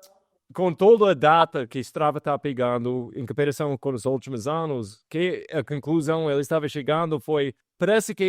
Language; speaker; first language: Portuguese; non-native, fluent; English